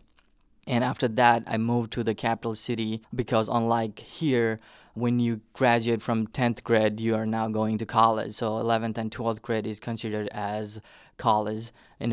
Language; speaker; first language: English; non-native, local second language; Nepali